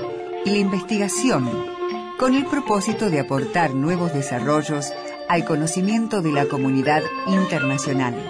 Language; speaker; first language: Spanish; native; Spanish